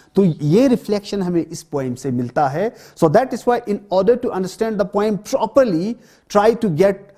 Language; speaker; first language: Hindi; non-native, local second language; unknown